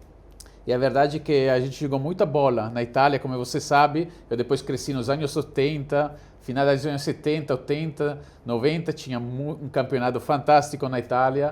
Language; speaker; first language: Portuguese; non-native, fluent; Italian